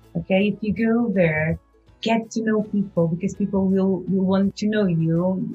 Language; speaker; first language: English; non-native, fluent; Portuguese